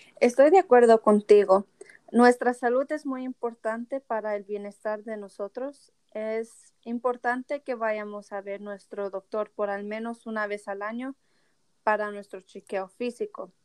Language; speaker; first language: Spanish; early bilingual, heritage; Spanish